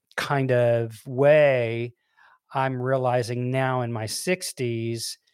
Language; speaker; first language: English; native; English